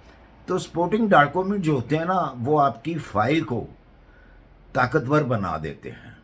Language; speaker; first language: Urdu; native; Urdu